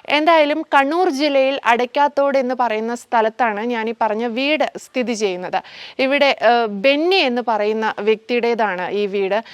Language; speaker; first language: Malayalam; native; Malayalam